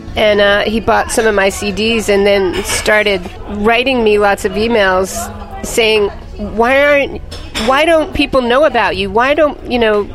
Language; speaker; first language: English; native; English